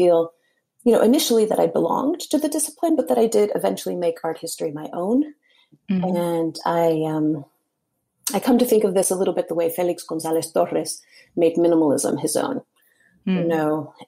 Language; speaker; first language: English; native; English